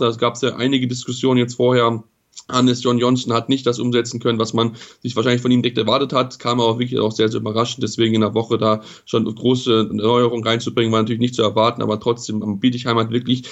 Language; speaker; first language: German; native; German